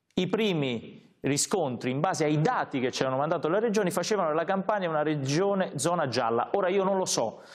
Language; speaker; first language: Italian; native; Italian